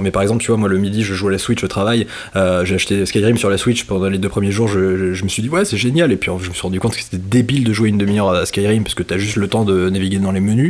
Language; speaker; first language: French; native; French